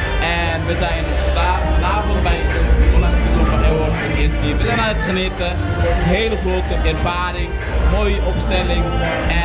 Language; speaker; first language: Dutch; non-native, fluent; Portuguese